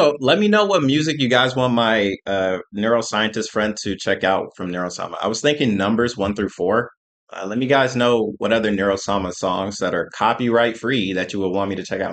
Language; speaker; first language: English; native; English